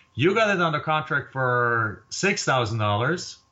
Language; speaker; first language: English; non-native, fluent; German